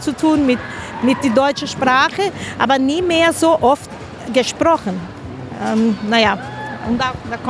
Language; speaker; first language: German; non-native, fluent; Spanish